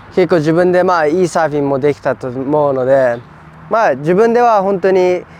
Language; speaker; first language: Japanese; early bilingual, other home language; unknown